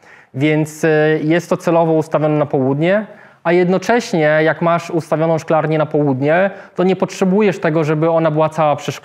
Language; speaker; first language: Polish; native; Polish